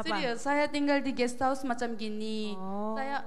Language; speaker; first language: Indonesian; non-native, learner; Korean